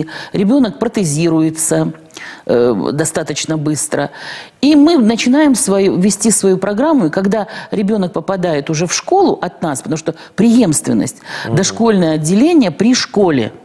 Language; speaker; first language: Russian; native; Russian